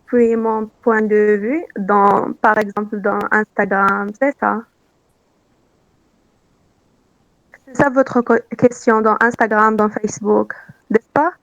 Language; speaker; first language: French; non-native, learner; Arabic